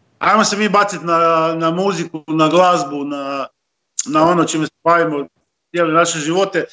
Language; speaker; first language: Croatian; native; Croatian